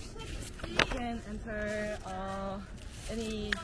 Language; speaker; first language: English; non-native, learner; Korean